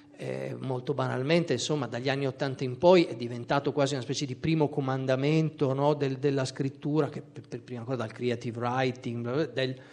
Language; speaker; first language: Italian; native; Italian